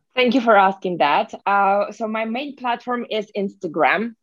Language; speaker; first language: English; non-native, fluent; Russian